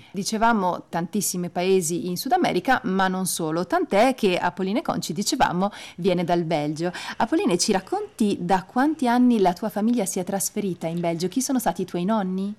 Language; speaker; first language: Italian; native; Italian